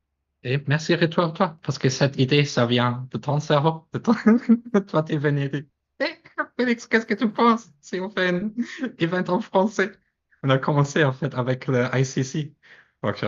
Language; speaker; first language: French; non-native, fluent; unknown